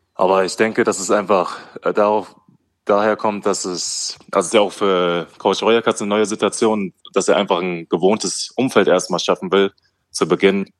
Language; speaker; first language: German; native; German